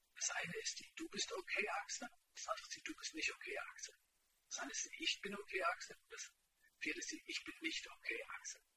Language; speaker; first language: German; native; German